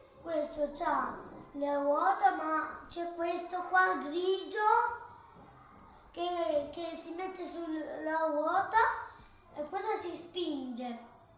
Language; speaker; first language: Italian; early bilingual, other home language; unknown